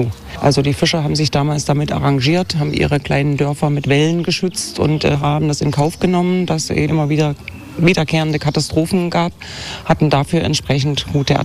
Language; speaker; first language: German; native; German